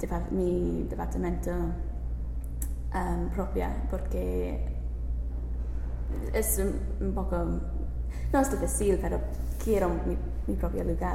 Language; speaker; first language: Spanish; non-native, learner; English